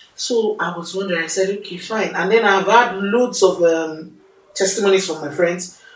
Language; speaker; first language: English; non-native, local second language; Yoruba